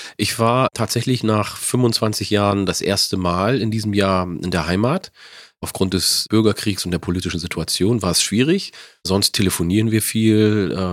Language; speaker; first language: German; early bilingual, other home language; Oromo